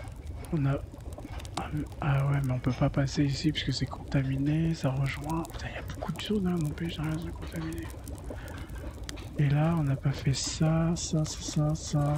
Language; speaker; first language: French; native; French